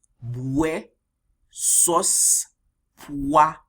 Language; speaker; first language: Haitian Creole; early bilingual, heritage; Haitian Creole